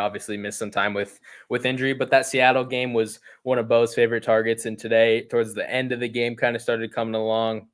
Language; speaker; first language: English; native; English